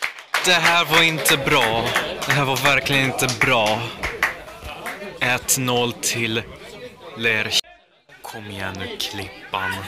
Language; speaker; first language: Swedish; early bilingual, other home language; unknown